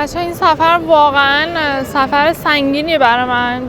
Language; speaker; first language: Persian; native; Persian